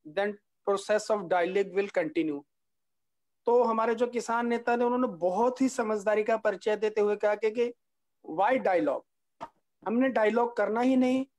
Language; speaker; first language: Hindi; native; Hindi